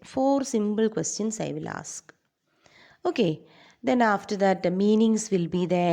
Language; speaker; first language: English; non-native, local second language; Malayalam